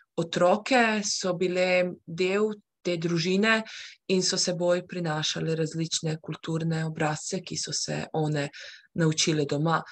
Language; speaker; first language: Slovenian; early bilingual, heritage; Slovenian